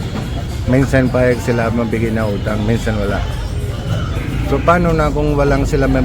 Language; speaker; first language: Filipino; non-native, local second language; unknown